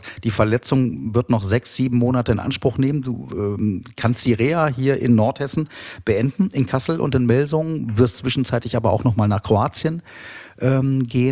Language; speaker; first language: German; native; German